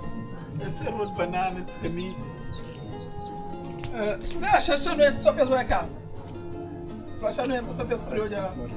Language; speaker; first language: Portuguese; non-native, local second language; Kabuverdianu